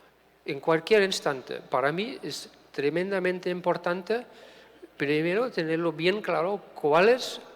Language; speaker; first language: Spanish; non-native, fluent; German